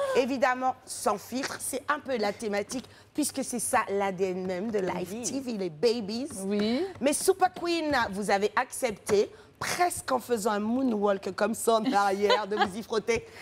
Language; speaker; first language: French; native; French